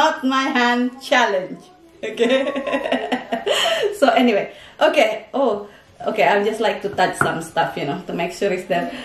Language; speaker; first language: English; non-native, fluent; Indonesian